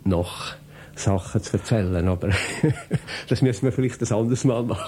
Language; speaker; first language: German; native; German